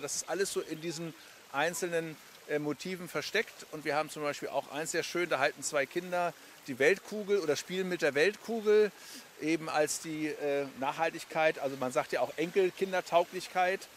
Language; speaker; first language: German; native; German